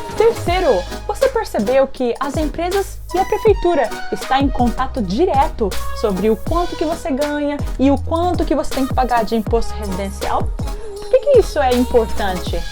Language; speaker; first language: Portuguese; early bilingual, heritage; Japanese